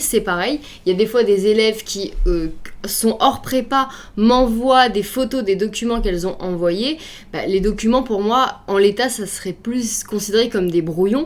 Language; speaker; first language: French; native; French